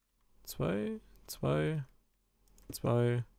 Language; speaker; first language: German; native; German